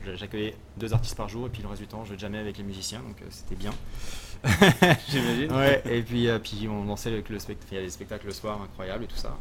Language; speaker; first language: French; native; French